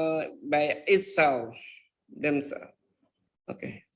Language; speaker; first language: English; non-native, fluent; Indonesian